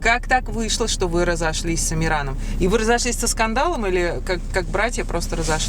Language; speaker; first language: Russian; native; Russian